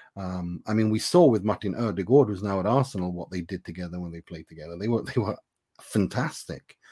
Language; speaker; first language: English; non-native, fluent; Persian